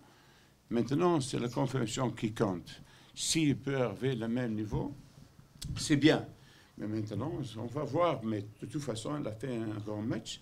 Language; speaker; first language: French; non-native, learner; Dutch